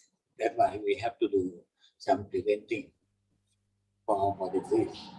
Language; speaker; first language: English; non-native, learner; Thai